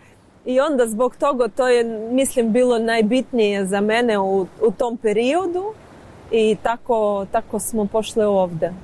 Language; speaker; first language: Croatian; non-native, learner; Ukrainian